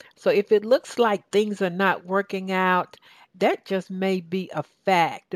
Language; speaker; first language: English; native; English